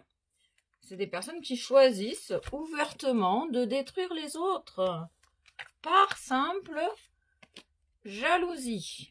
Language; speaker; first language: French; native; French